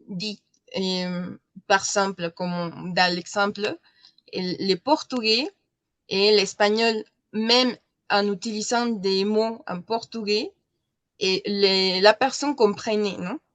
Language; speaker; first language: French; non-native, learner; Spanish